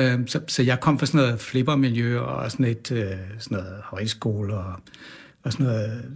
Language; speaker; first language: Danish; native; Danish